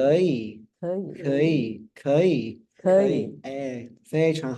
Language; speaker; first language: Chinese; non-native, fluent; English